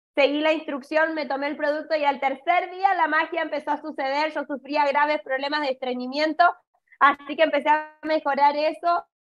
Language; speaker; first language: Spanish; native; Spanish